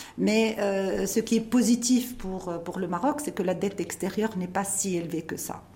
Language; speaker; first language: French; non-native, local second language; Arabic